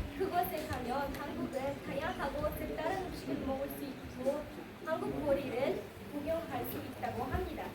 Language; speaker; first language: Korean; non-native, learner; Uzbek